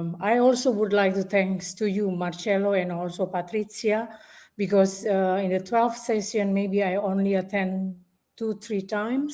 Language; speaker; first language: English; non-native, fluent; Indonesian